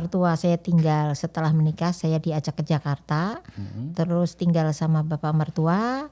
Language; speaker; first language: Indonesian; native; Indonesian